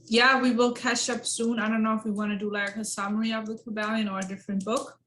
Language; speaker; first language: English; non-native, fluent; German